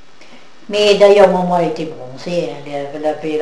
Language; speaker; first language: French; native; French